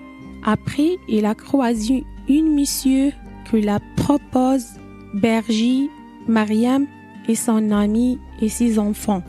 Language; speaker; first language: French; non-native, learner; Arabic